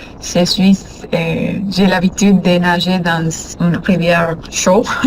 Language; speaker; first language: French; non-native, learner; Spanish